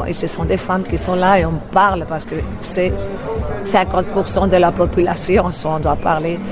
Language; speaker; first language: French; non-native, fluent; Spanish